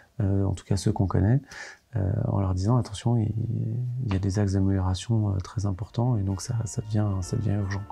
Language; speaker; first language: French; native; French